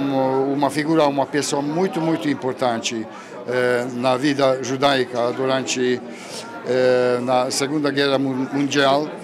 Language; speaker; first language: Portuguese; non-native, fluent; Hungarian